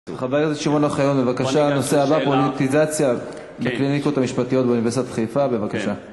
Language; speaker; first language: Hebrew; native; Hebrew